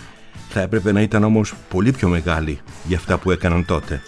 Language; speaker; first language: Greek; native; Greek